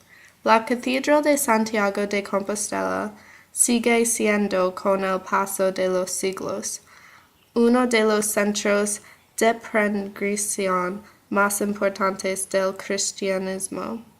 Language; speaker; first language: Spanish; non-native, learner; English